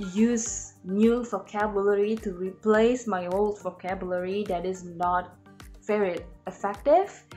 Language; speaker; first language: English; non-native, learner; Indonesian